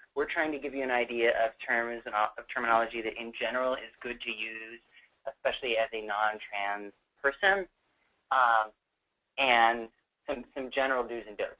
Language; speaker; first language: English; native; English